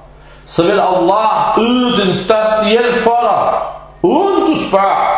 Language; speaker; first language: Danish; non-native, fluent; Arabic